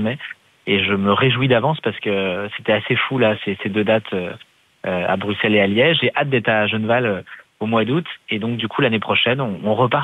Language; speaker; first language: French; native; French